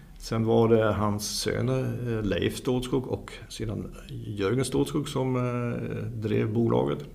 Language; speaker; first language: Swedish; non-native, fluent; German